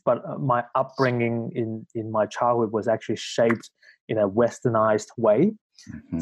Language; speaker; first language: English; non-native, local second language; Cantonese